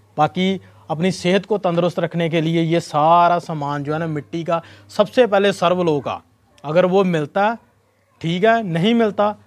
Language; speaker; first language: Hindi; non-native, local second language; Punjabi